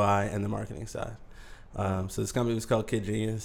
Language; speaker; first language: English; native; English